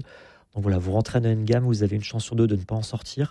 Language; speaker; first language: French; native; French